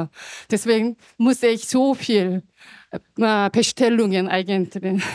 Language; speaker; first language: German; non-native, fluent; Korean